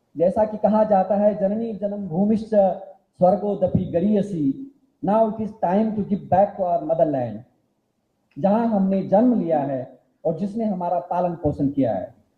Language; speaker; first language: Hindi; native; Hindi